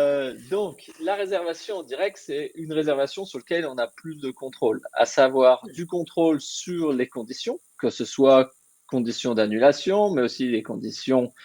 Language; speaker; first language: French; native; French